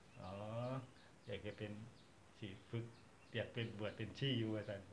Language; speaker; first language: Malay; non-native, fluent; Thai